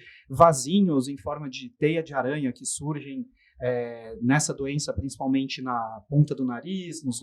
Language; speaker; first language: Portuguese; native; Portuguese